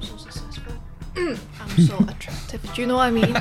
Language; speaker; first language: English; non-native, local second language; Cantonese